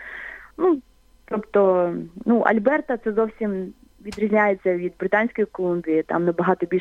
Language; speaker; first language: Ukrainian; native; Ukrainian